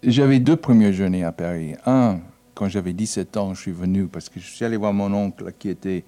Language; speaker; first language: French; non-native, fluent; English